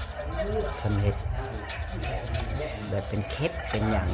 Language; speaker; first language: Thai; non-native, local second language; Northeastern Thai